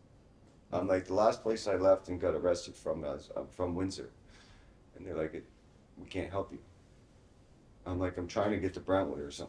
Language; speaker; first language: English; native; English